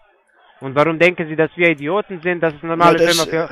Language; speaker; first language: German; non-native, fluent; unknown